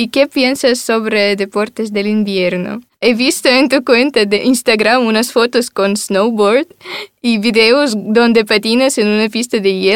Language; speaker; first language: Spanish; non-native, fluent; Russian